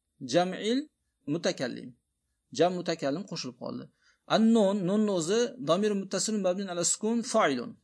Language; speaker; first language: Arabic; non-native, fluent; Uzbek